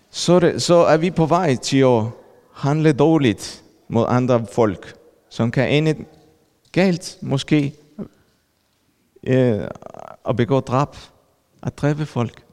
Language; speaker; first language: Danish; non-native, fluent; Spanish